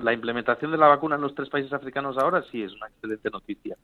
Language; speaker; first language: Spanish; native; Spanish